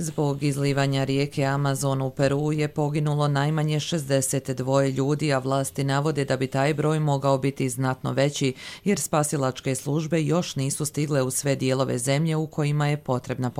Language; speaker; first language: Serbian; native; Serbian